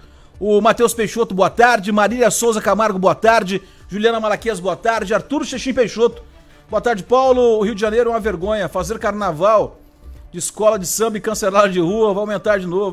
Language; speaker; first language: Portuguese; native; Portuguese